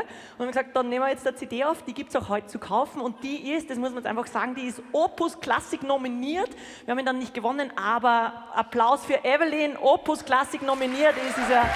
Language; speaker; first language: German; native; German